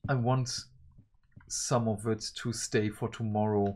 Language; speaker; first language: English; early bilingual, other home language; Turkish